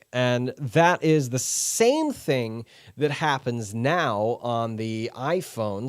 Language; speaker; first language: English; native; English